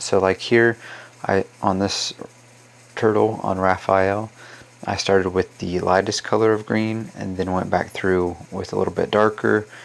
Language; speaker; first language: English; native; English